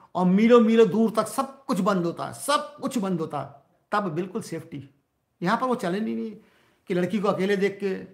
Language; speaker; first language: Hindi; native; Hindi